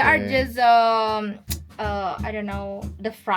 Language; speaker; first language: English; non-native, fluent; Indonesian